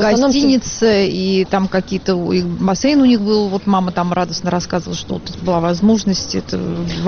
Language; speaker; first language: Russian; native; Russian